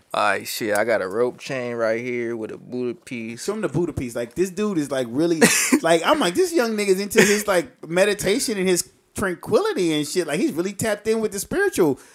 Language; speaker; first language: English; native; English